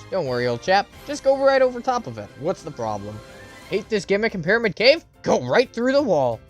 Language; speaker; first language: English; native; English